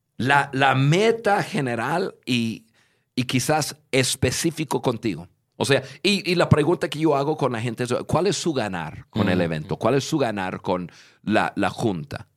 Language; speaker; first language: Spanish; non-native, fluent; English